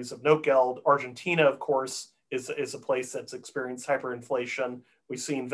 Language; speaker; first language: English; native; English